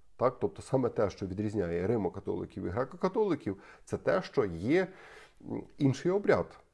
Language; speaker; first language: Ukrainian; native; Ukrainian